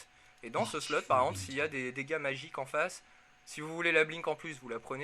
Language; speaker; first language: French; native; French